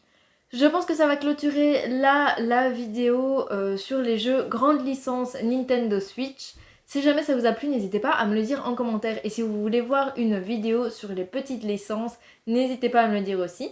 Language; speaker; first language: French; native; French